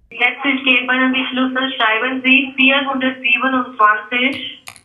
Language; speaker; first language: German; non-native, learner; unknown